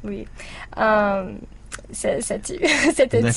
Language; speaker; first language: French; non-native, learner; English